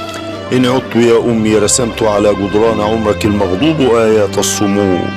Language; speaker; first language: Arabic; native; Arabic